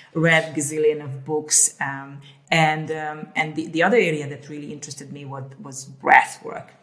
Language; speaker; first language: English; early bilingual, other home language; Hungarian